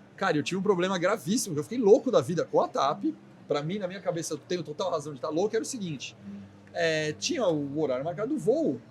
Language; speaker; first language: Portuguese; native; Portuguese